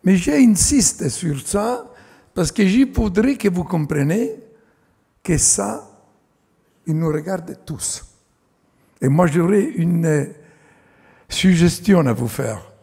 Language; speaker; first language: French; non-native, fluent; Italian